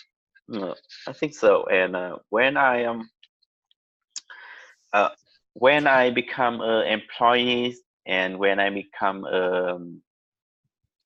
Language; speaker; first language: English; non-native, learner; Vietnamese